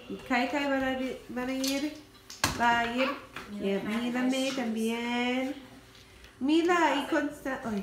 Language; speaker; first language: Spanish; non-native, learner; English